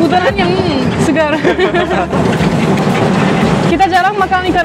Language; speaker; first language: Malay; non-native, fluent; Turkish